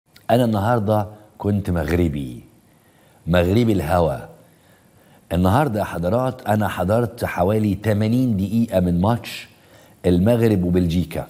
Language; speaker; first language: Arabic; native; Arabic